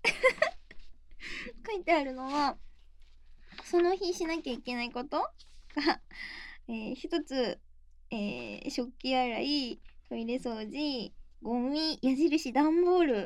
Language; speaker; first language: Japanese; native; Japanese